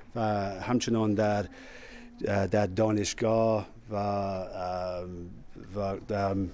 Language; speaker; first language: Persian; non-native, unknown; English